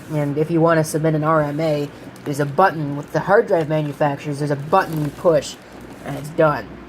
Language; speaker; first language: English; native; English